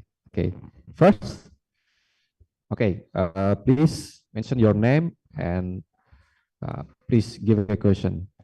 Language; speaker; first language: English; non-native, fluent; Indonesian